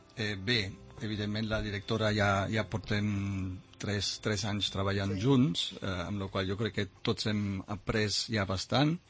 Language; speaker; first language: Catalan; non-native, fluent; German